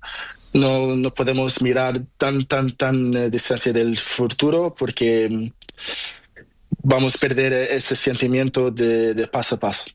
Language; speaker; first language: Spanish; non-native, learner; Portuguese